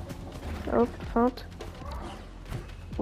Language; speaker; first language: French; native; French